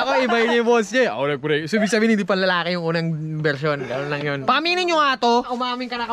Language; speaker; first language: Filipino; native; Filipino